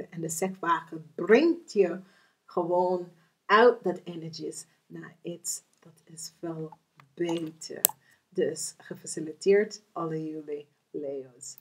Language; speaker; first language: Dutch; non-native, learner; English